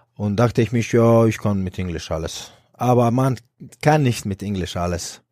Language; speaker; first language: German; non-native, fluent; Croatian